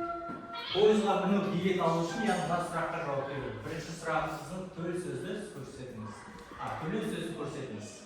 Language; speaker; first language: Kazakh; native; Kazakh